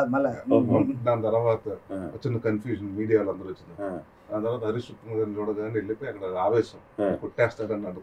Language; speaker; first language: Telugu; native; Telugu